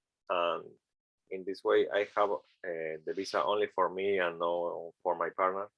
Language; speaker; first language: English; non-native, learner; Spanish